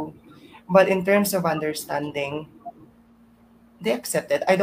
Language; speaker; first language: English; non-native, local second language; Iloko